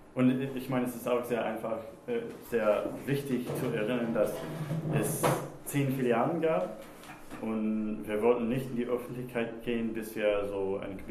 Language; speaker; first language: German; non-native, fluent; English